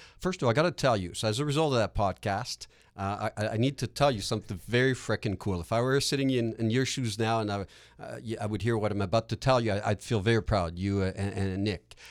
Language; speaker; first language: English; non-native, local second language; French